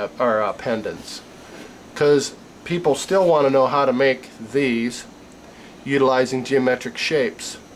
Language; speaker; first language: English; native; English